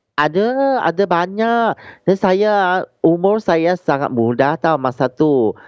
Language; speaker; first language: Malay; non-native, local second language; Chinese